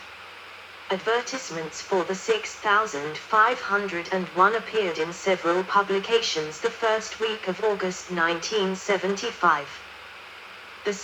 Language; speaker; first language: English; non-native, learner; Danish